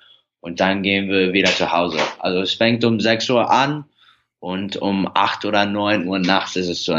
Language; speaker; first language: German; early bilingual, heritage; English